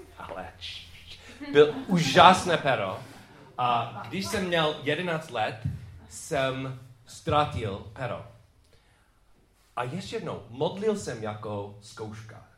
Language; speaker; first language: Czech; non-native, fluent; English